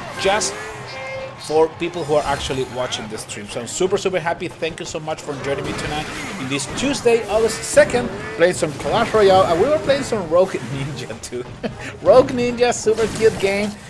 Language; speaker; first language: English; non-native, fluent; Spanish